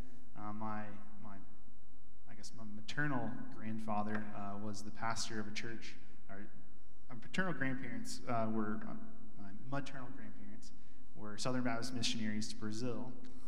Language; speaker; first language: English; native; English